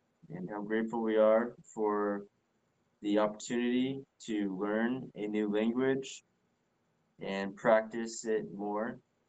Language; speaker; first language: English; native; English